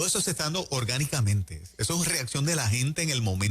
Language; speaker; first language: Spanish; native; Spanish